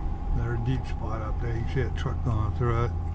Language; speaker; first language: English; native; English